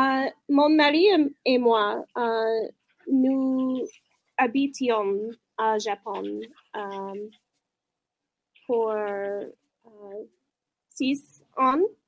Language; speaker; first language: French; non-native, learner; English